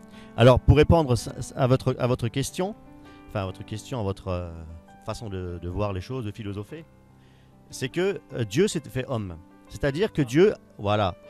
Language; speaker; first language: French; native; French